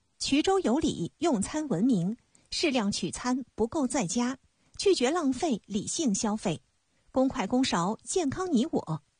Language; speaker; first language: Chinese; native; Chinese